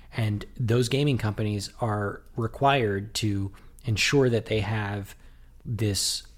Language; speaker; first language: English; native; English